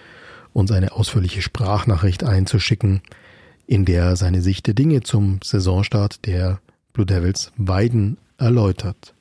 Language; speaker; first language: German; native; German